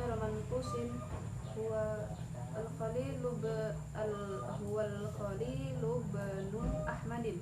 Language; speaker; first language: Arabic; non-native, fluent; Indonesian